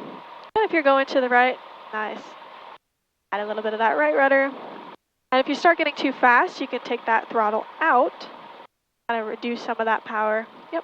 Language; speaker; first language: English; native; English